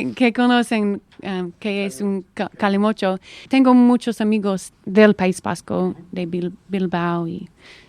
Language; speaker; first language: Spanish; non-native, learner; English